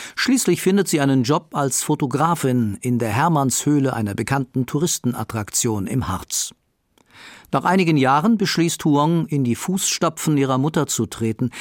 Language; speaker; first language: German; native; German